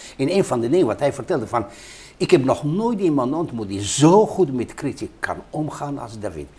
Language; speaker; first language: Dutch; non-native, fluent; Hebrew